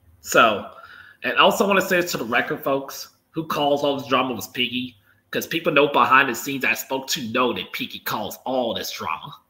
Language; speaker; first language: English; native; English